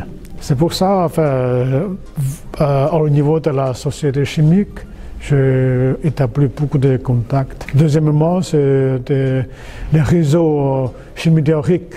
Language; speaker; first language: French; non-native, fluent; Chinese